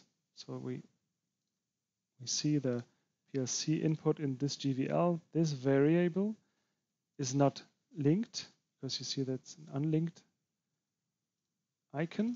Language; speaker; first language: English; non-native, fluent; German